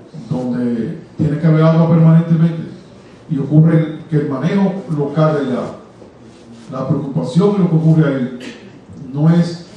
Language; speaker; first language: Spanish; native; Spanish